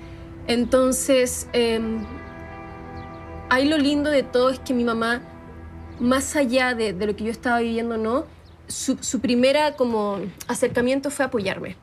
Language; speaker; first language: Spanish; native; Spanish